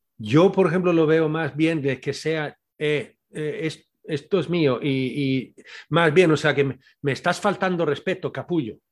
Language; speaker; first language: Spanish; native; Spanish